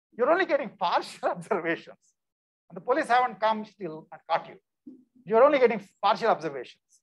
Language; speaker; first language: English; non-native, local second language; Telugu